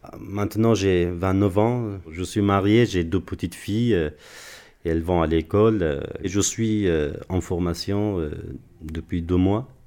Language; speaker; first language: French; non-native, fluent; Persian